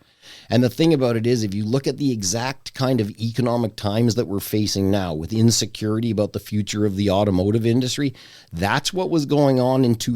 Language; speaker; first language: English; native; English